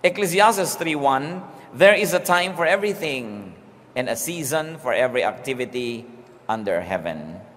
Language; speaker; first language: English; non-native, local second language; Filipino